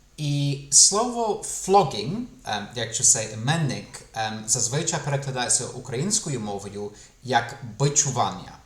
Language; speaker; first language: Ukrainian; non-native, fluent; English